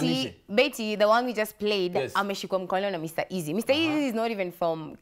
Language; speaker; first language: English; non-native, local second language; Swahili